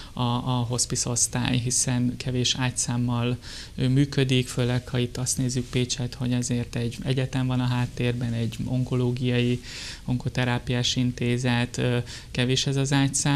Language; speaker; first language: Hungarian; native; Hungarian